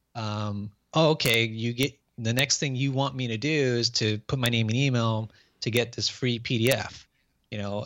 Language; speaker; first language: English; native; English